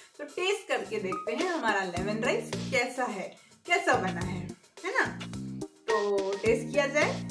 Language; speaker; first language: Hindi; non-native, local second language; Tamil